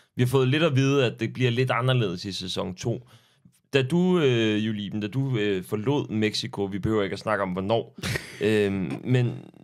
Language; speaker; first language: Danish; native; Danish